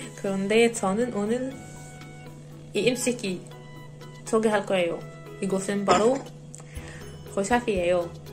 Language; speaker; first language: Korean; non-native, learner; Arabic